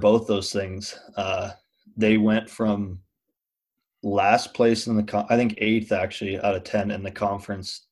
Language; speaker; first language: English; native; English